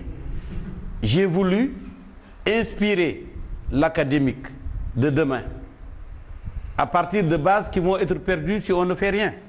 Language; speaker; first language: French; non-native, local second language; Wolof